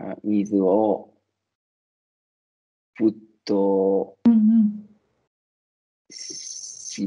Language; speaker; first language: Japanese; non-native, learner; Italian